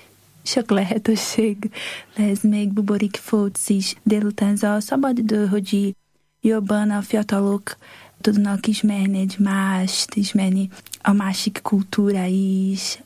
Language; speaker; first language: Hungarian; non-native, learner; Portuguese